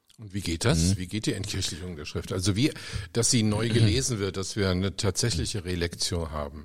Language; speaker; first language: German; native; German